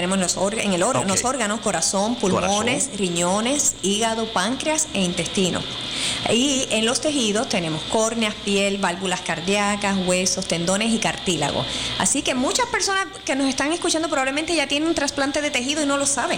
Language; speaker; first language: Spanish; native; Spanish